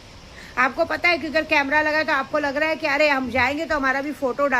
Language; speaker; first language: Hindi; native; Hindi